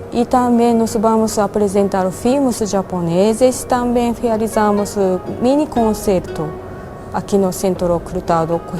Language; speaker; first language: Portuguese; non-native, fluent; Japanese